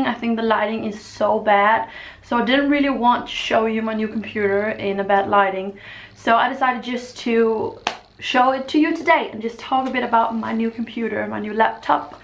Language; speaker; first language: English; non-native, fluent; Danish